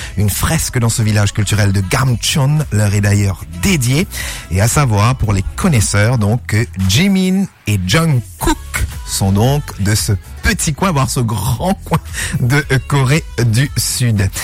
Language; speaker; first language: French; non-native, local second language; Morisyen